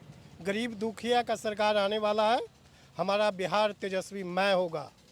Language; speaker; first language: Hindi; native; Hindi